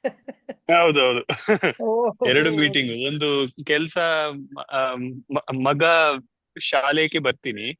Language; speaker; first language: Kannada; non-native, learner; Telugu